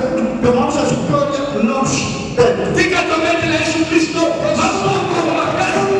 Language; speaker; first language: Portuguese; non-native, learner; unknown